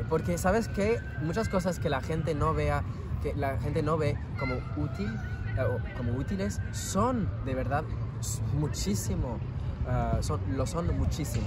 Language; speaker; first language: Spanish; non-native, fluent; French